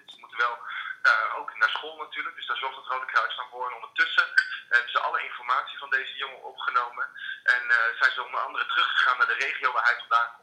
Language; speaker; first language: Dutch; native; Dutch